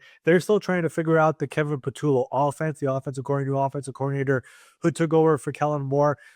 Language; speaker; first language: English; native; English